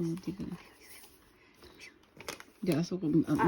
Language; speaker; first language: Japanese; non-native, fluent; Filipino